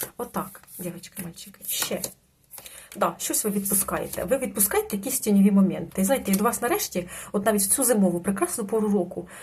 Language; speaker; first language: Ukrainian; non-native, local second language; Russian